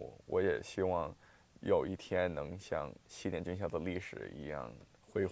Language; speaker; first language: Chinese; early bilingual, heritage; Chinese